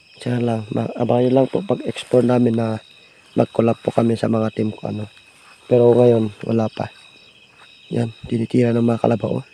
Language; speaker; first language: Filipino; non-native, local second language; Iloko